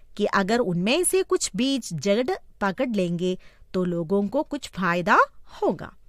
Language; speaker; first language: Hindi; non-native, local second language; Malayalam